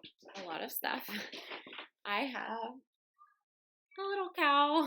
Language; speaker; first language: English; native; English